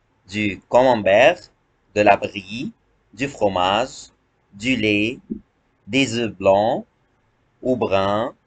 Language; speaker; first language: French; non-native, fluent; Arabic